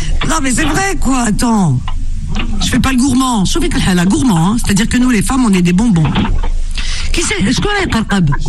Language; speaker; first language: French; native; French